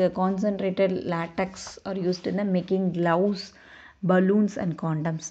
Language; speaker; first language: English; non-native, local second language; Tamil